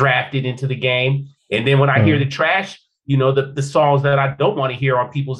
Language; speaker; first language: English; native; English